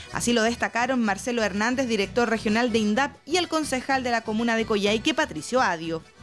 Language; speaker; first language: Spanish; native; Spanish